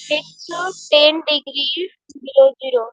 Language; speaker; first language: English; non-native, learner; Hindi